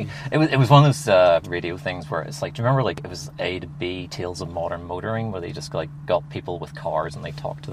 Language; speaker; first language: English; native; English